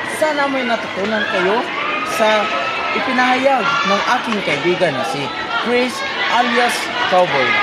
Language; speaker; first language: Filipino; non-native, local second language; Cebuano